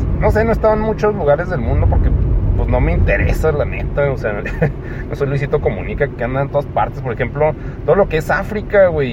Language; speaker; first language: Spanish; native; Spanish